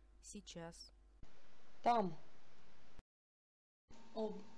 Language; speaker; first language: Russian; non-native, learner; English